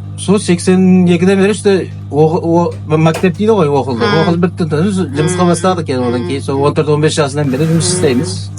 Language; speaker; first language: Kazakh; early bilingual, heritage; Kazakh